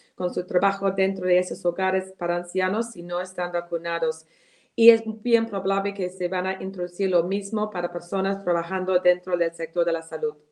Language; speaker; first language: Spanish; non-native, fluent; English